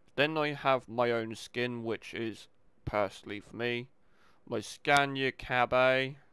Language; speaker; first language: English; native; English